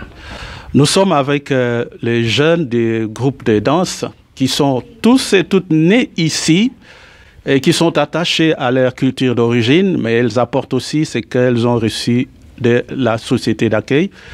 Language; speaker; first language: French; native; French